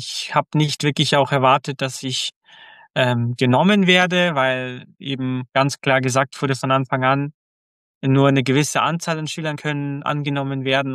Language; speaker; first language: German; early bilingual, other home language; Croatian